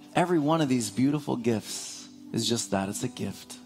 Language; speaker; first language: English; native; English